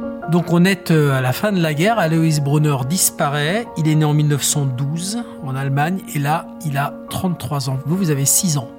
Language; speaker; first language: French; native; French